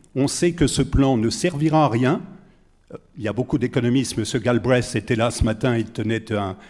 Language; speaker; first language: French; native; French